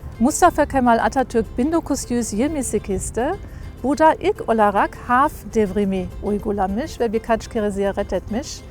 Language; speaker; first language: Turkish; non-native, fluent; German